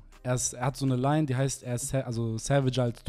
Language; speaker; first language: German; native; German